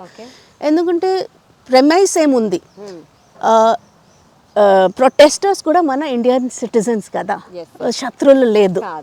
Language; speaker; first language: Telugu; non-native, local second language; Hindi